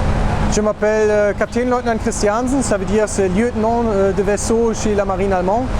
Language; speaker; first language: French; non-native, fluent; German